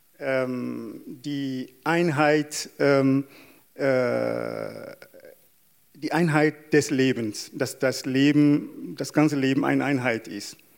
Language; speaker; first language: German; non-native, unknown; Yoruba